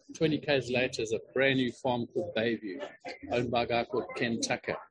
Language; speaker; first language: English; native; English